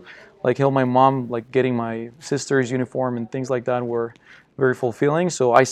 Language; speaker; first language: English; non-native, fluent; Spanish